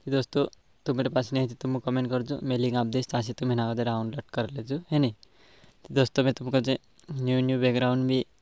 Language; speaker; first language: Gujarati; non-native, local second language; Bhili